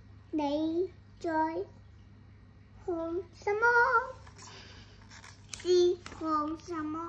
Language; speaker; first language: Chinese; non-native, local second language; Cantonese